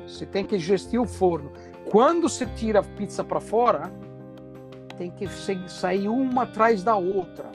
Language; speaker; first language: Portuguese; non-native, fluent; Italian